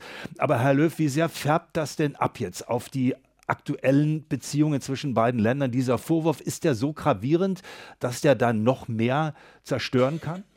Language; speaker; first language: German; native; German